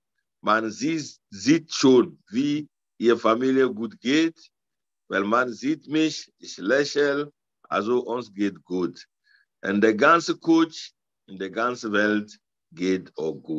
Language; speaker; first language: German; non-native, learner; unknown